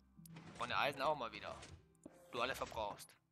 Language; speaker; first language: German; native; German